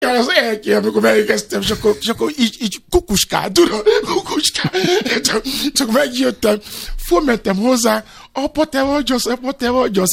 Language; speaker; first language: Hungarian; non-native, fluent; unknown